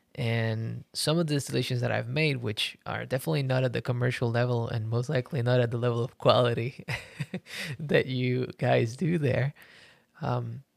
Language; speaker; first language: English; early bilingual, other home language; Spanish